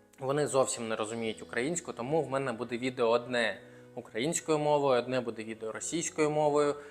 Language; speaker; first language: Ukrainian; non-native, local second language; Russian